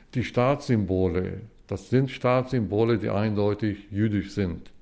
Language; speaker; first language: German; early bilingual, heritage; Hebrew